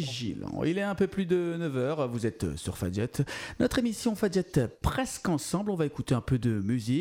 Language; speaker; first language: French; native; French